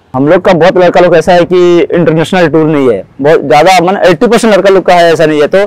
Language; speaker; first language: Hindi; non-native, local second language; Odia